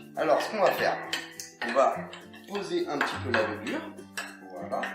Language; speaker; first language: French; native; French